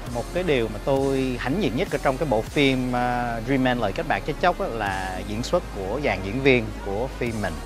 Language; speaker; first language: Vietnamese; early bilingual, heritage; Vietnamese